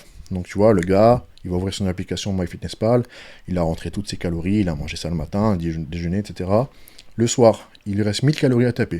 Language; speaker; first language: French; native; French